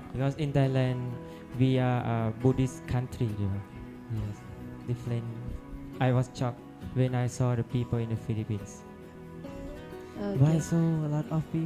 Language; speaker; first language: English; non-native, learner; Thai